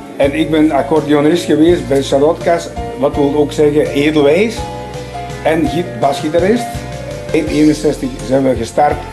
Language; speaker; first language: Dutch; early bilingual, other home language; Polish